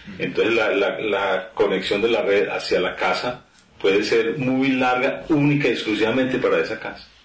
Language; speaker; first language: Spanish; native; Spanish